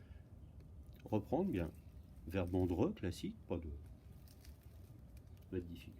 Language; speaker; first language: French; native; French